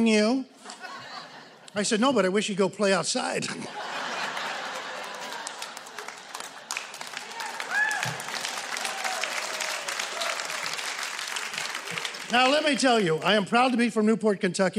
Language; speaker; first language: English; native; English